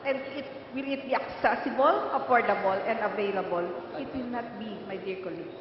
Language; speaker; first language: English; non-native, local second language; Filipino